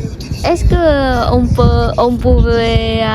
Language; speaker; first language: French; non-native, learner; Vietnamese